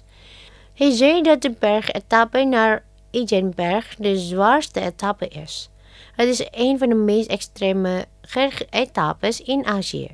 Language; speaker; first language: Dutch; non-native, fluent; Indonesian